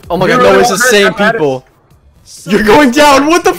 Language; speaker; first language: English; native; English